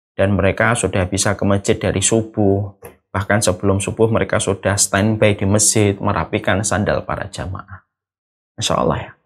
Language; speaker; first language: Indonesian; native; Indonesian